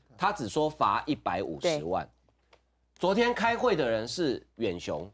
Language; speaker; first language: Chinese; native; Chinese